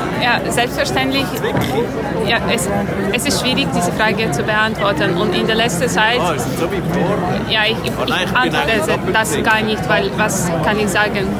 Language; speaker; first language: German; non-native, fluent; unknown